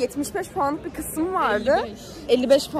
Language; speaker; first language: Turkish; native; Turkish